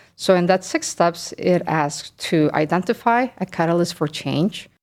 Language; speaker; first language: English; early bilingual, other home language; Spanish